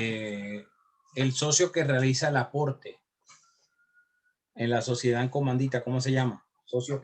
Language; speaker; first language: Spanish; native; Spanish